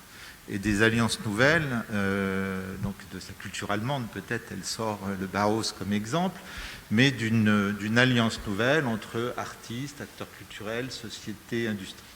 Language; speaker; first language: French; native; French